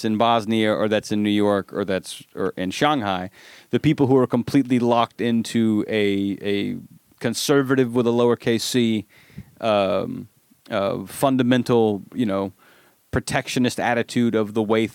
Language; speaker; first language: English; native; English